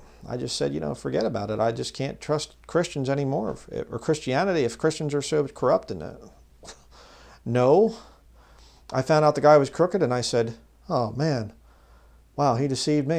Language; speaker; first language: English; native; English